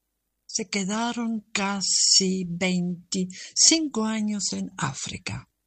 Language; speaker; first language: Spanish; non-native, learner; German